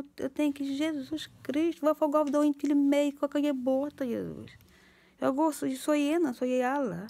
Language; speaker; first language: Swedish; non-native, learner; Portuguese